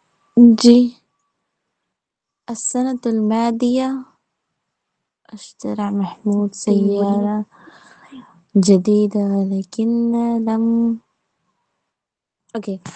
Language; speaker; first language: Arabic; non-native, learner; Hindi